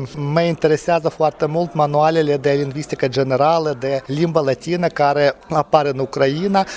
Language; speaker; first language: Romanian; non-native, fluent; Ukrainian